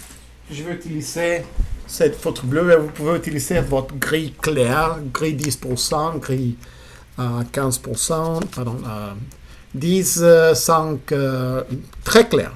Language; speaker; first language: French; non-native, fluent; Spanish